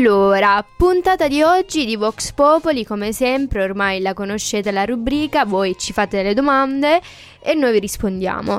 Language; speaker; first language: Italian; native; Italian